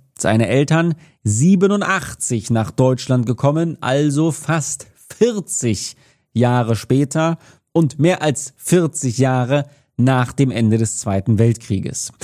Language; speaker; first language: German; native; German